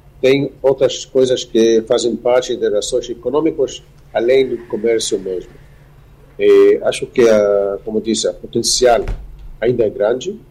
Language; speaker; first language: Portuguese; non-native, fluent; Hebrew